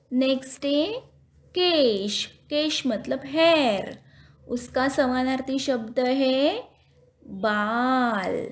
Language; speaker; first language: Hindi; non-native, local second language; Marathi